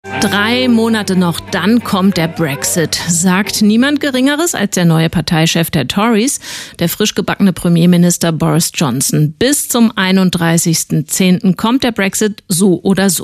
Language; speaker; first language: German; native; German